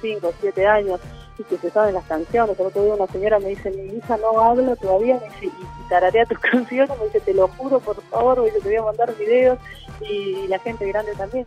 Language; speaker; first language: Spanish; native; Spanish